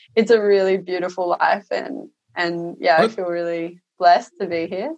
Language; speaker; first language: English; native; English